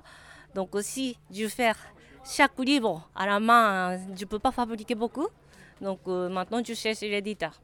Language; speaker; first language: French; non-native, learner; Japanese